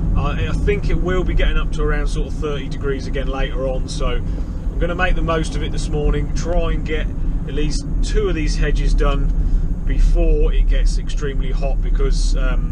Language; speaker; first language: English; native; English